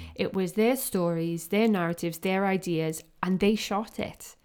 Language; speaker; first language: English; native; English